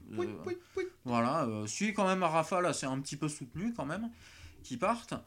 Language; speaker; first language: French; native; French